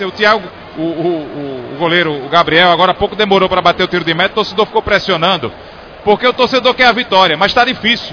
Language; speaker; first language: Portuguese; native; Portuguese